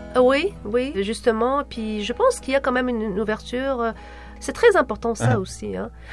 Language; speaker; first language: French; non-native, local second language; Arabic